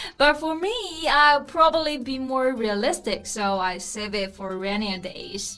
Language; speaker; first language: English; non-native, fluent; Chinese